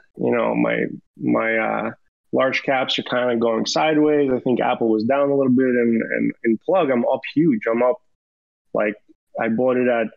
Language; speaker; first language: English; early bilingual, other home language; Romanian